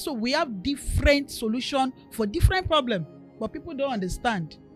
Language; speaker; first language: English; non-native, local second language; Yoruba